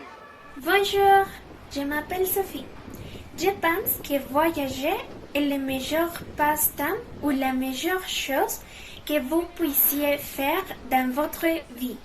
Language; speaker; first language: French; non-native, learner; Spanish